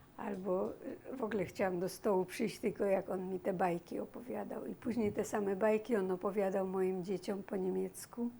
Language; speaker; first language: Polish; native; Polish